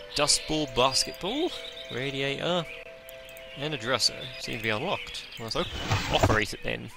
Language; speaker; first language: English; native; English